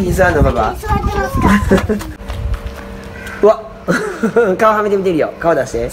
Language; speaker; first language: Japanese; native; Japanese